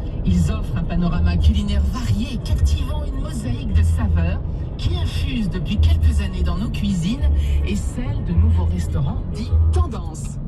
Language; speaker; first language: French; native; French